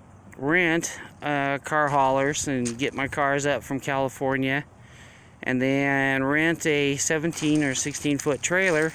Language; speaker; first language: English; native; English